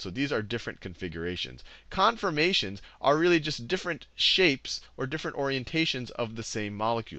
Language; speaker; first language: English; native; English